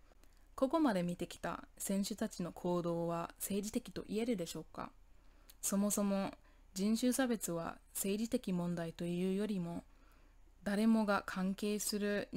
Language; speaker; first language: Japanese; non-native, fluent; English